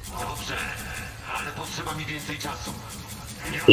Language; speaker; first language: Polish; native; Polish